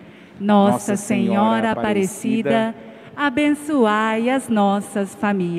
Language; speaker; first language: Portuguese; native; Portuguese